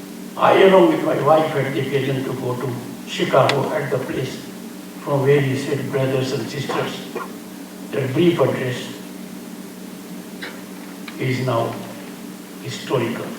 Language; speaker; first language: English; non-native, local second language; Hindi